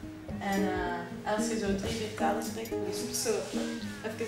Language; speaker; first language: Dutch; non-native, fluent; English